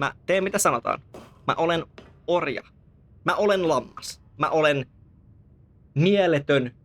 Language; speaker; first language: Finnish; native; Finnish